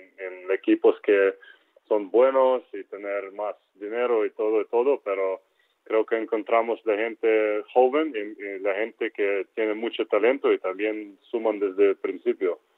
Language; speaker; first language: Spanish; non-native, learner; Ukrainian